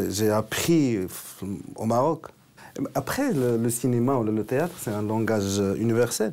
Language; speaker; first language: French; non-native, local second language; Arabic